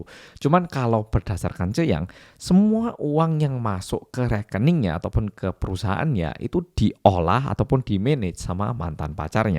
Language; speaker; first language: Indonesian; early bilingual, other home language; Korean